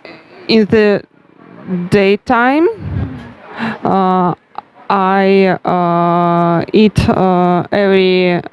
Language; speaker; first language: English; non-native, learner; Russian